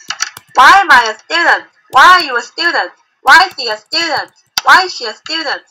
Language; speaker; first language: English; non-native, learner; Korean